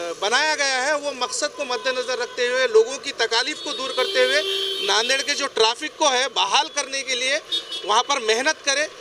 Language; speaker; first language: Hindi; non-native, local second language; Urdu